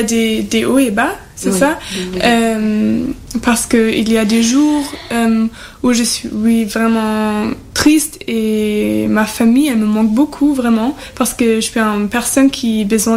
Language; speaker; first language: French; non-native, learner; German